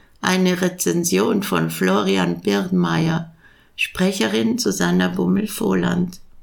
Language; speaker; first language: German; native; German